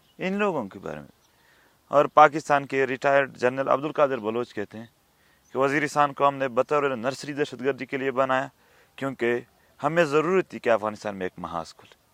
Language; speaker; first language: Urdu; non-native, local second language; Pashto